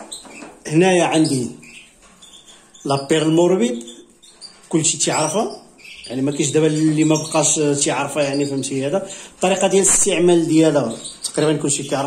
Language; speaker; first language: Arabic; native; Arabic